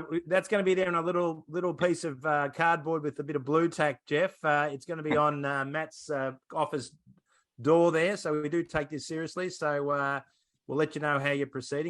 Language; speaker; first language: English; native; English